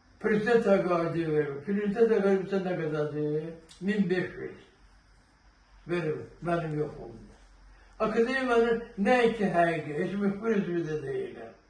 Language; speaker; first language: Azerbaijani; non-native, local second language; Talysh